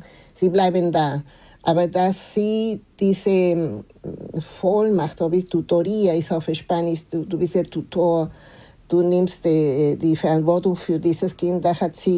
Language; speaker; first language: German; non-native, fluent; Spanish